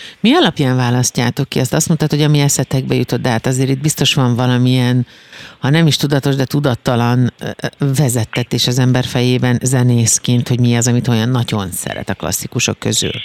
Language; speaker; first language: Hungarian; native; Hungarian